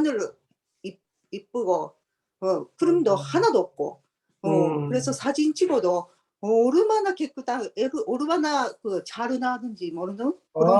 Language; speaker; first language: Korean; non-native, learner; Japanese